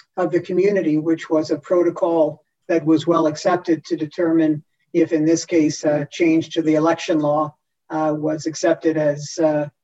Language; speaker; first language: English; native; English